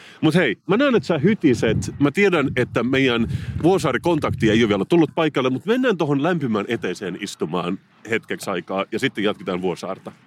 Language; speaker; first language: Finnish; non-native, local second language; Swedish